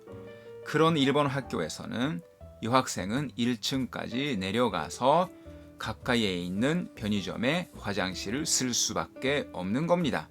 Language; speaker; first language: Korean; non-native, fluent; Japanese